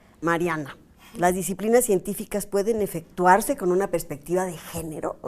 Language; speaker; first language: Spanish; native; Spanish